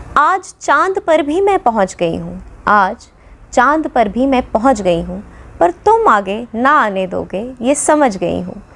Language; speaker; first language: Hindi; non-native, local second language; Dogri